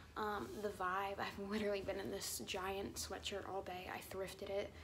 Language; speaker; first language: English; native; English